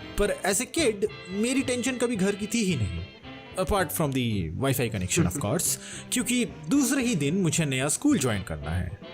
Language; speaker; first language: Hindi; non-native, local second language; Bangla